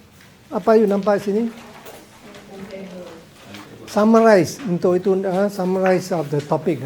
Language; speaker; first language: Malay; non-native, local second language; Cantonese